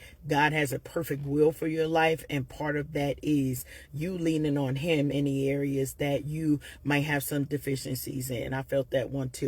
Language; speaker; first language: English; native; English